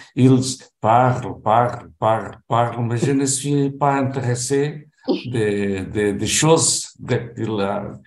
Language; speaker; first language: French; non-native, fluent; Portuguese